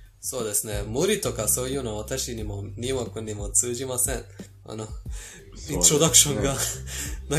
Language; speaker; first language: Japanese; non-native, fluent; Persian